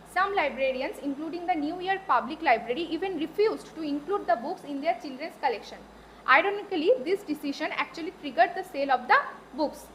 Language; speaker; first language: English; non-native, local second language; Bangla